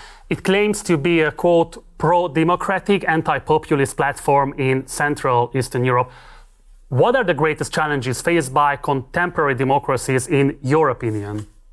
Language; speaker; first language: English; non-native, fluent; Hungarian